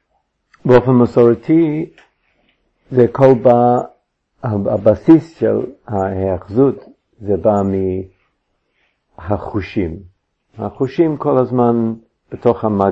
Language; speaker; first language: Hebrew; non-native, fluent; English